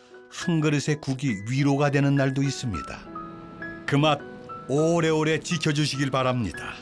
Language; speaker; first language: Korean; native; Korean